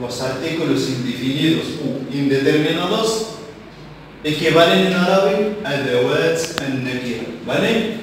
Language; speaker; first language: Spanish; non-native, fluent; Arabic